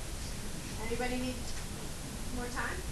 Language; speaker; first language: English; native; English